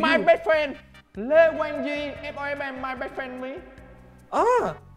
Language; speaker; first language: English; non-native, learner; Vietnamese